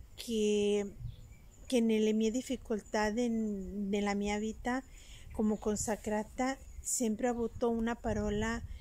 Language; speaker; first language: Italian; non-native, learner; Spanish